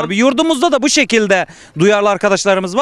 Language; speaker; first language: Turkish; native; Turkish